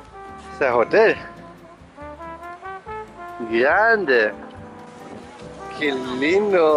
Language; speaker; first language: Spanish; non-native, learner; German